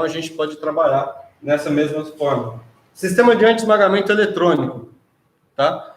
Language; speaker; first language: Portuguese; native; Portuguese